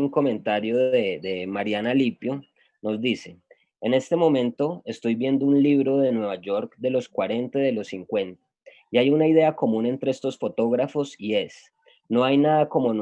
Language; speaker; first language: Spanish; native; Spanish